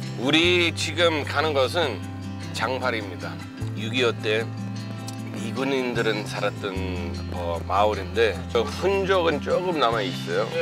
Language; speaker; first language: Korean; non-native, fluent; English